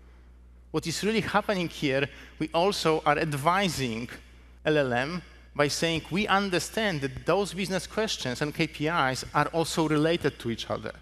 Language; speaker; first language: English; non-native, fluent; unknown